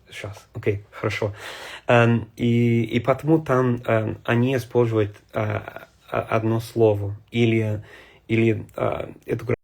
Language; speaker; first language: Russian; non-native, learner; English